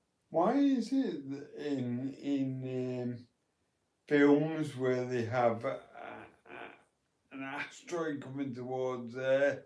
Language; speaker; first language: English; native; English